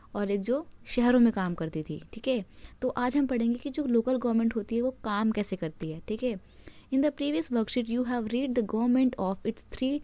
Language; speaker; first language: Hindi; native; Hindi